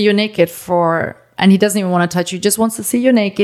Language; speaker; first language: English; non-native, fluent; German